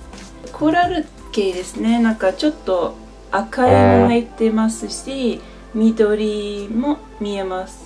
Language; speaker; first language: Japanese; non-native, fluent; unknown